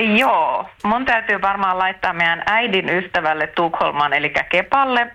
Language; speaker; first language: Finnish; early bilingual, heritage; Finnish